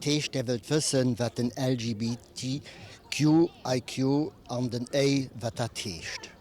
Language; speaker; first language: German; non-native, local second language; Luxembourgish